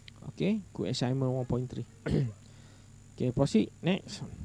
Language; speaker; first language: English; non-native, local second language; Malay